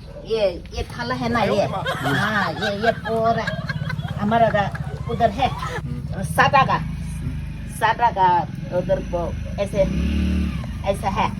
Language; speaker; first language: Hindi; non-native, local second language; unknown